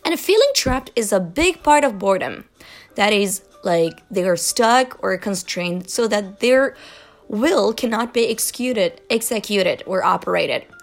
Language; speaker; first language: English; non-native, fluent; Chinese